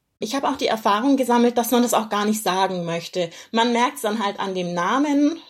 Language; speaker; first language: German; native; German